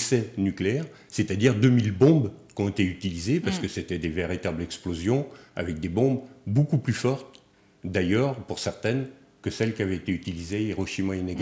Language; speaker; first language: French; native; French